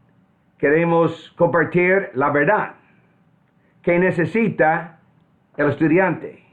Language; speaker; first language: Spanish; non-native, fluent; English